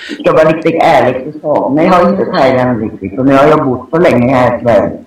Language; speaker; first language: Swedish; non-native, fluent; Thai